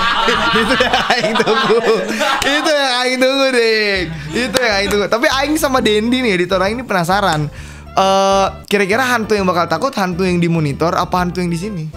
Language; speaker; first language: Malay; non-native, local second language; Sundanese